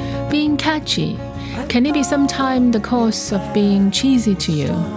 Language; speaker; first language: English; non-native, fluent; Chinese